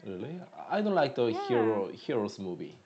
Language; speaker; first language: English; non-native, learner; Korean